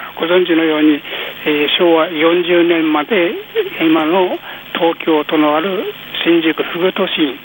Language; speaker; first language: Japanese; native; Japanese